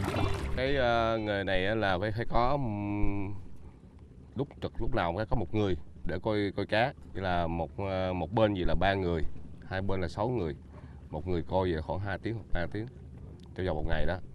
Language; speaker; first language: Vietnamese; native; Vietnamese